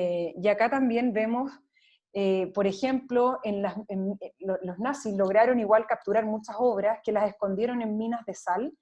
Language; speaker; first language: Spanish; native; Spanish